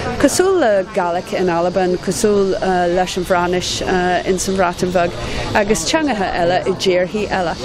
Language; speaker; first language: Irish; non-native, local second language; English